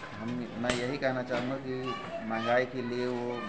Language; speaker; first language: Hindi; native; Hindi